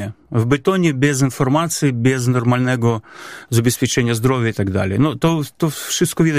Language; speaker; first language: Polish; non-native, fluent; Belarusian